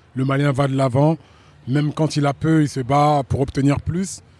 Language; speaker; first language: French; native; French